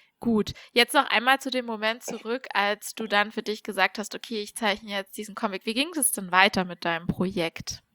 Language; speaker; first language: German; native; German